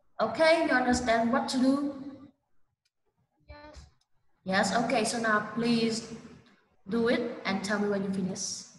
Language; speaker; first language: English; non-native, fluent; Vietnamese